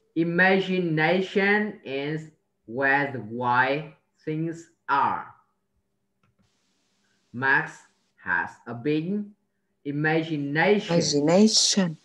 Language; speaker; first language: English; non-native, learner; Vietnamese